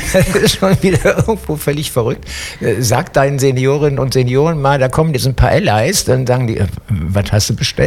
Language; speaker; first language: German; native; German